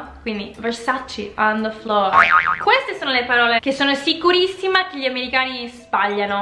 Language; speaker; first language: Italian; non-native, fluent; English